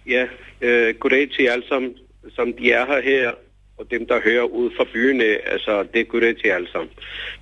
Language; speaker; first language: Danish; non-native, learner; Urdu